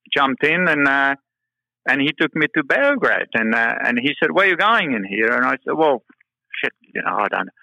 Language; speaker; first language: English; non-native, fluent; Czech